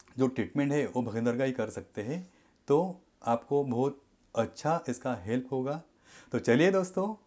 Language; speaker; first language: Hindi; non-native, local second language; Marathi